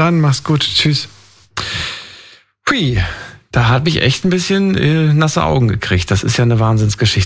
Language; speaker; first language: German; native; German